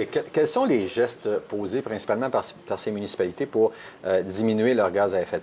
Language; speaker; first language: French; native; French